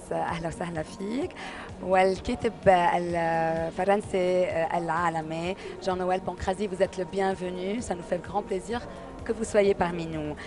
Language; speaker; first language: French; non-native, local second language; Arabic